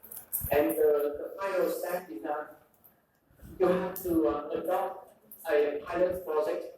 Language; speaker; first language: English; non-native, fluent; Vietnamese